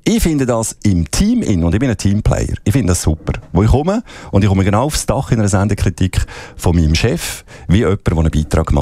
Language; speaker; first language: German; native; German